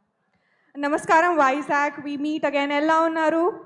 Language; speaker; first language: Telugu; non-native, learner; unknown